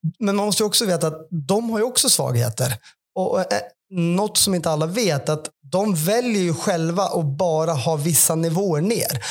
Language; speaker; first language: Swedish; native; Swedish